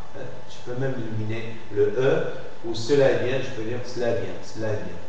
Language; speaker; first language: French; non-native, fluent; Spanish